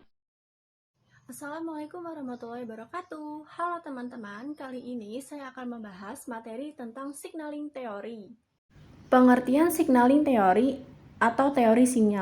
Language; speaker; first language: Indonesian; native; Indonesian